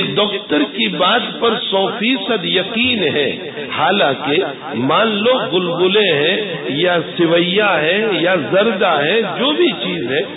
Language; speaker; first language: Urdu; non-native, local second language; Gujarati